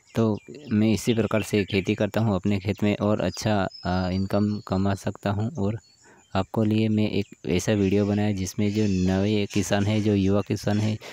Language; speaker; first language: Hindi; non-native, local second language; Gujarati